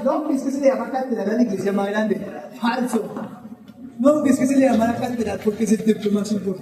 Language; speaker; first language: Spanish; native; Spanish